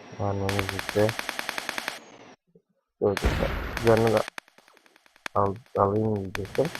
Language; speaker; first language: Turkish; native; Turkish